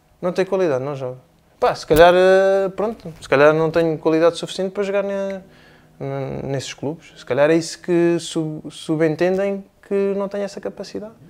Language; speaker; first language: Portuguese; native; Portuguese